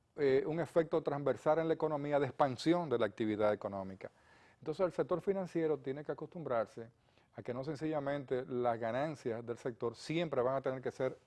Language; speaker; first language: Spanish; native; Spanish